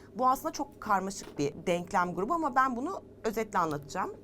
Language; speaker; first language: Turkish; native; Turkish